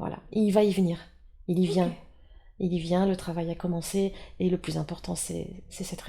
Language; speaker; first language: French; native; French